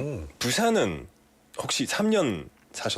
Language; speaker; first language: Korean; native; Korean